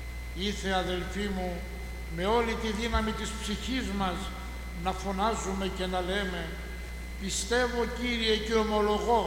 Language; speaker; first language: Greek; native; Greek